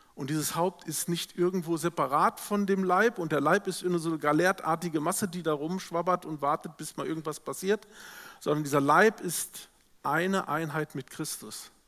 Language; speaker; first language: German; native; German